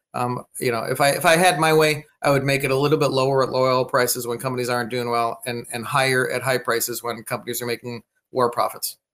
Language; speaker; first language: English; native; English